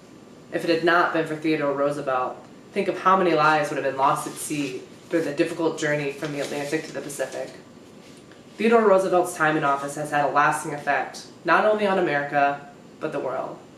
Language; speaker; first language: English; native; English